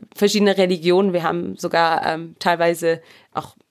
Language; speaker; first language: German; early bilingual, other home language; Arabic